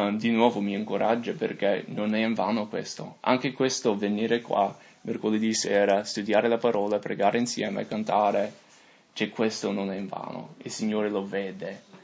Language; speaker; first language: Italian; non-native, fluent; English